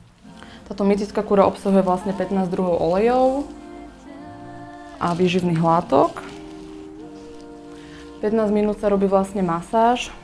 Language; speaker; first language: Slovak; native; Slovak